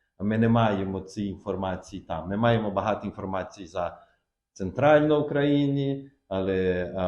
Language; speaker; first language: Ukrainian; early bilingual, heritage; Portuguese